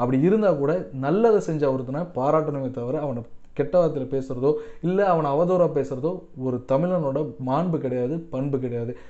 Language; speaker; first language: Tamil; non-native, local second language; Telugu